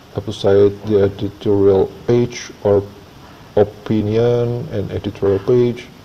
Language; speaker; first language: English; non-native, fluent; Indonesian